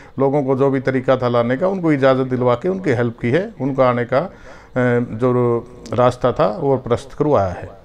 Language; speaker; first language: Hindi; native; Hindi